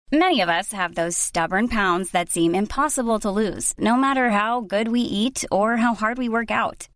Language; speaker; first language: English; native; English